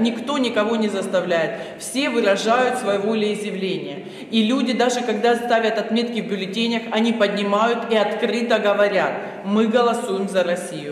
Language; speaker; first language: Russian; native; Russian